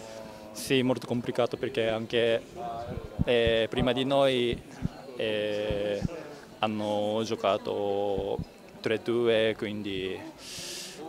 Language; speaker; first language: Italian; non-native, fluent; Japanese